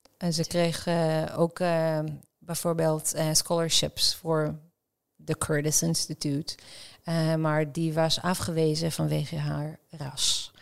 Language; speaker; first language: Dutch; non-native, fluent; Hebrew